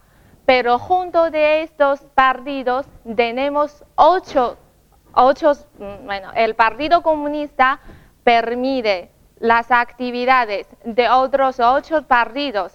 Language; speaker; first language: Spanish; non-native, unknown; Chinese